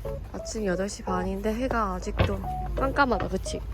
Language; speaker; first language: Korean; native; Korean